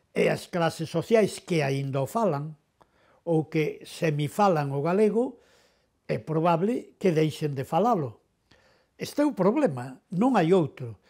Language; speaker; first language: Galician; non-native, local second language; Spanish